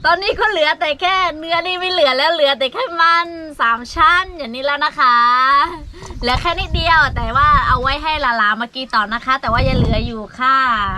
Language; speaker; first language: Thai; non-native, local second language; Lahu